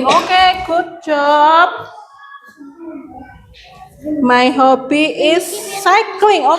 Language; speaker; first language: English; non-native, learner; Indonesian